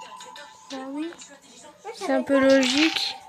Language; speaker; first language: French; native; French